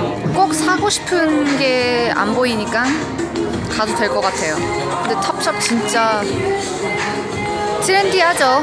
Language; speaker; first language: Korean; early bilingual, heritage; Korean